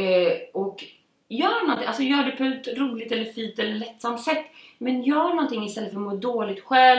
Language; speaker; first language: Swedish; native; Swedish